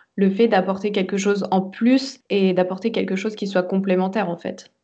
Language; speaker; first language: French; native; French